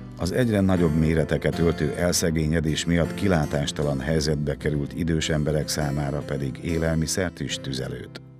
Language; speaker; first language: Hungarian; native; Hungarian